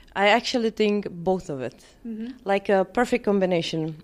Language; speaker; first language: English; non-native, fluent; Czech